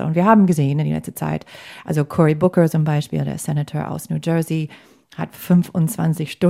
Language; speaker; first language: German; non-native, fluent; English